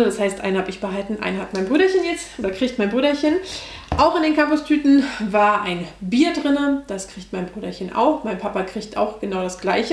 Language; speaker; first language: German; native; German